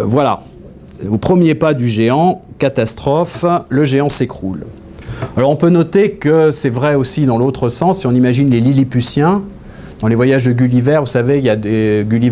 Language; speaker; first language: French; native; French